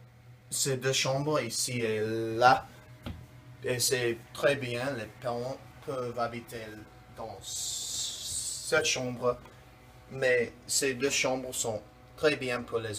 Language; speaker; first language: French; non-native, learner; English